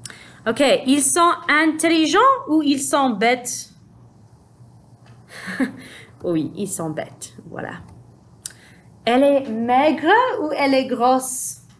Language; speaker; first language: French; non-native, fluent; English